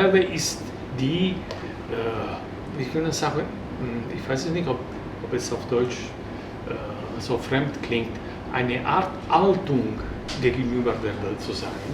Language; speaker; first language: German; non-native, fluent; Italian